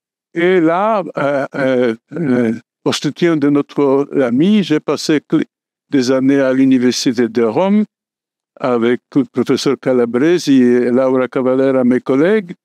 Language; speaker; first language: French; non-native, fluent; Polish